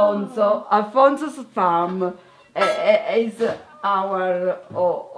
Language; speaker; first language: English; non-native, learner; Italian